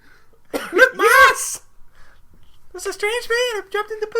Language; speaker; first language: English; native; English